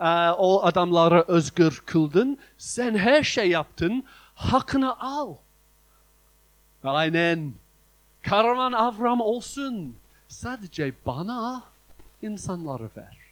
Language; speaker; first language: Turkish; non-native, fluent; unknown